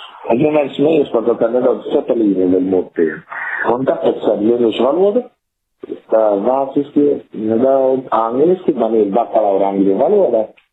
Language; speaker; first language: Latvian; non-native, fluent; Italian